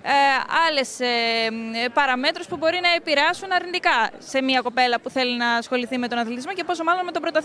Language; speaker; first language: Greek; native; Greek